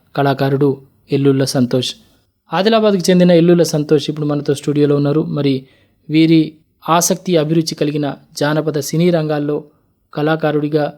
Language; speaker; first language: Telugu; native; Telugu